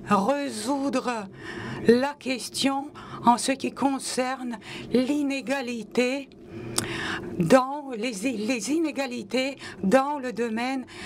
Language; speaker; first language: French; non-native, local second language; Latvian